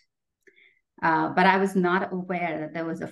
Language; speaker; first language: English; non-native, local second language; Hindi